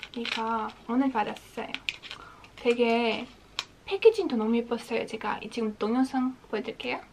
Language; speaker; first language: Korean; non-native, fluent; Latvian